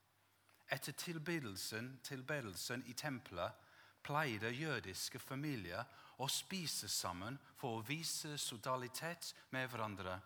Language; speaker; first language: Norwegian; non-native, fluent; English